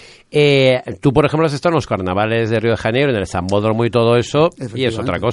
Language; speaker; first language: Spanish; native; Spanish